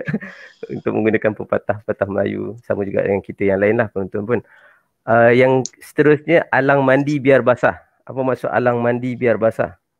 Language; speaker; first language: Malay; native; Malay